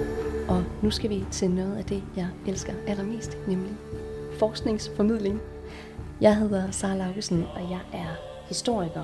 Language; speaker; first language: Danish; native; Danish